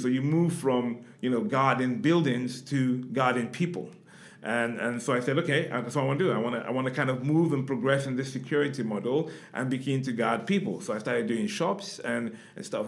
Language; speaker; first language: English; non-native, local second language; Yoruba